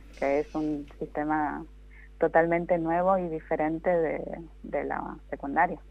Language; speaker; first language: Spanish; non-native, local second language; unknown